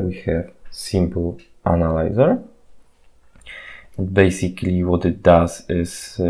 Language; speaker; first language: English; non-native, fluent; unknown